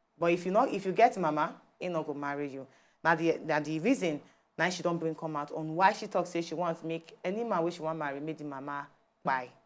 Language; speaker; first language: Nigerian Pidgin; native; Nigerian Pidgin